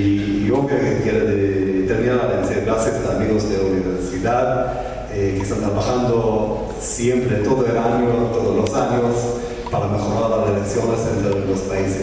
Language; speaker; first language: Spanish; non-native, learner; Hebrew